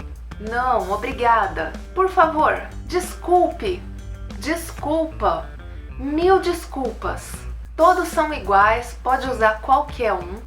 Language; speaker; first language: Portuguese; native; Portuguese